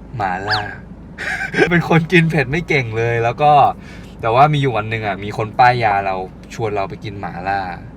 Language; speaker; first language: Thai; native; Thai